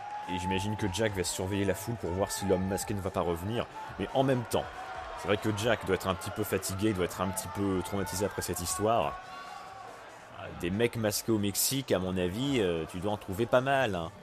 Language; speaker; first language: French; native; French